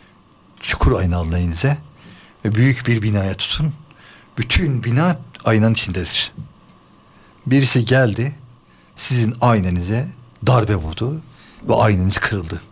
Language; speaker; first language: Turkish; native; Turkish